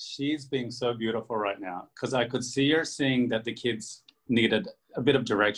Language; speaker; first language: English; native; English